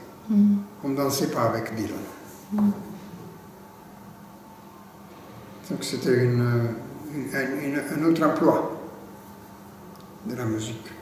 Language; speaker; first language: French; non-native, fluent; Italian